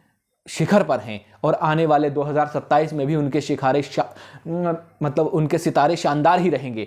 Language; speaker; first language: Hindi; native; Hindi